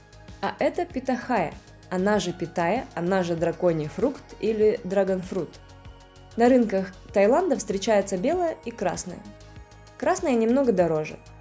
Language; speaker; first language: Russian; native; Russian